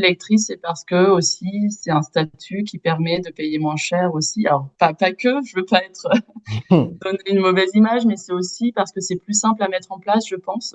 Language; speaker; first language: French; native; French